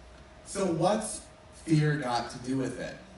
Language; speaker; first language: English; native; English